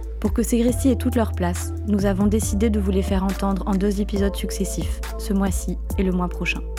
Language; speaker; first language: French; native; French